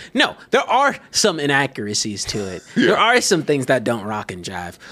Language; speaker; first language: English; native; English